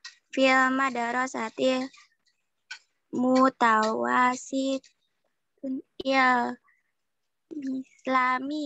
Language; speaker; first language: Arabic; non-native, learner; Indonesian